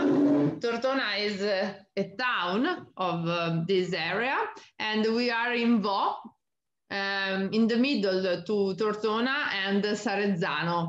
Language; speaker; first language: English; non-native, learner; Italian